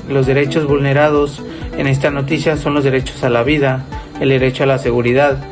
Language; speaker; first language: Spanish; native; Spanish